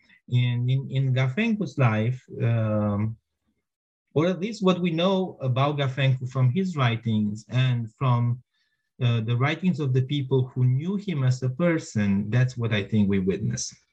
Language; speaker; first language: English; non-native, fluent; Romanian